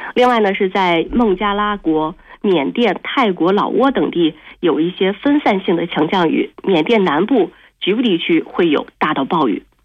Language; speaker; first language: Chinese; native; Chinese